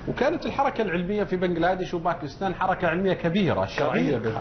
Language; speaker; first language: Arabic; native; Arabic